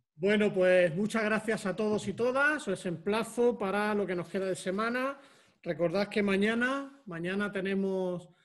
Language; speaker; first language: Spanish; native; Spanish